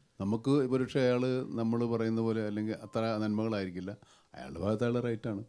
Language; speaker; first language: Malayalam; native; Malayalam